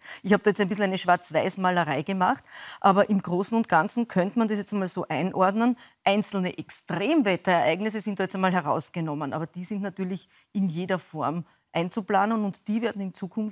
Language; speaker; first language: German; native; German